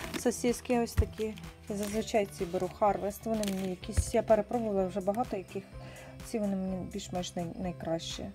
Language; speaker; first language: Ukrainian; non-native, local second language; Russian